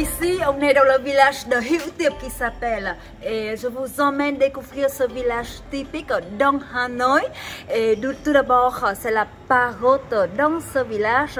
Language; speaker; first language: French; non-native, learner; Vietnamese